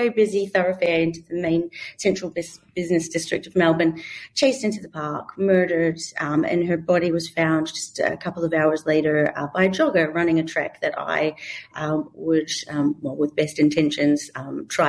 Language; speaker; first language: English; native; English